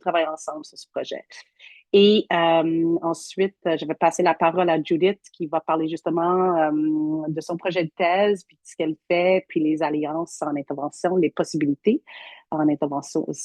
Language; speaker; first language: French; native; French